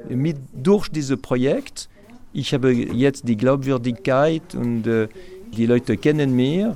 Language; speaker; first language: German; non-native, fluent; French